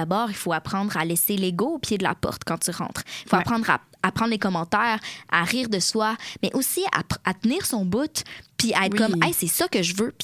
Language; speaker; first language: French; native; French